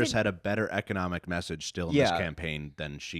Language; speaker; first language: English; native; English